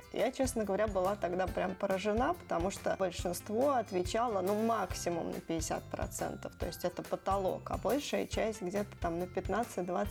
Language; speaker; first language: Russian; native; Russian